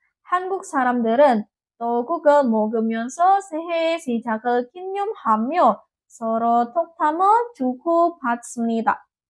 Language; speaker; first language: Korean; non-native, fluent; Indonesian